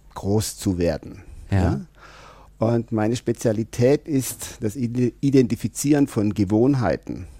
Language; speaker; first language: German; native; German